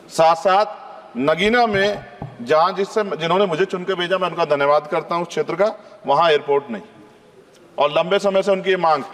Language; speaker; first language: Hindi; native; Hindi